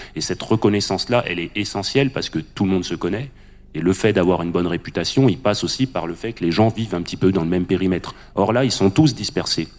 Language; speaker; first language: French; native; French